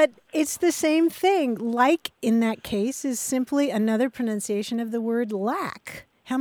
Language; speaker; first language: English; native; English